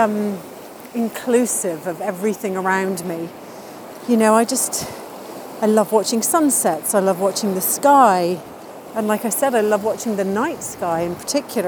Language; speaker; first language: English; native; English